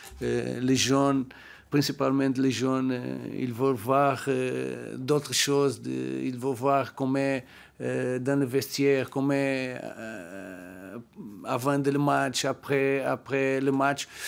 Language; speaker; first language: French; non-native, learner; Portuguese